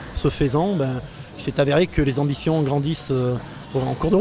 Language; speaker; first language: French; native; French